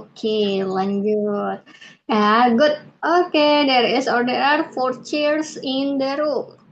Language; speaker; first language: English; non-native, fluent; Indonesian